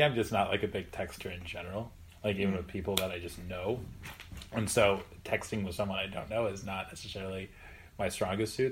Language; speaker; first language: English; native; English